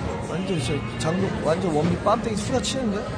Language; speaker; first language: Korean; native; Korean